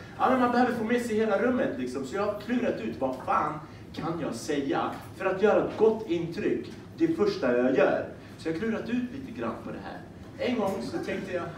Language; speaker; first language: Swedish; early bilingual, other home language; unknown